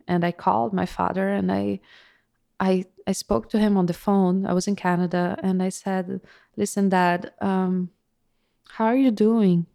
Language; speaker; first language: English; non-native, fluent; Portuguese